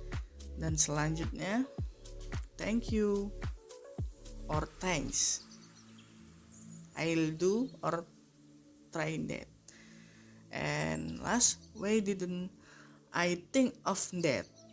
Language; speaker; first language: English; non-native, learner; Indonesian